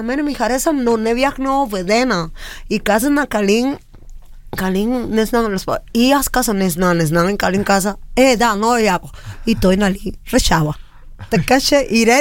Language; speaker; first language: Bulgarian; non-native, learner; Spanish